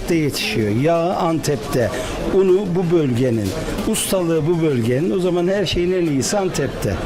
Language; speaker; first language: Turkish; native; Turkish